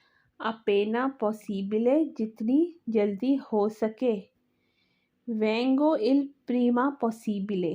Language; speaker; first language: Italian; non-native, learner; Urdu